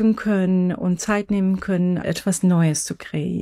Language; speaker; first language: German; non-native, fluent; Persian